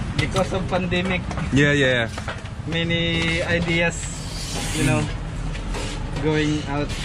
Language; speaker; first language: English; non-native, learner; Filipino